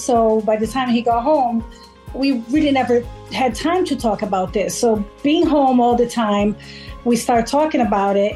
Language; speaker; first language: English; non-native, fluent; Portuguese